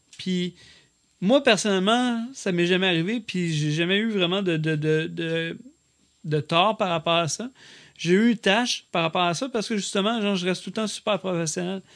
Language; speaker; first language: French; native; French